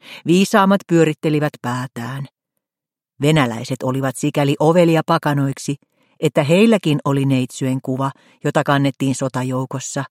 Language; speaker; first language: Finnish; native; Finnish